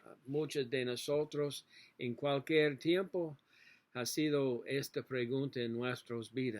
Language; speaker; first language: Spanish; non-native, learner; English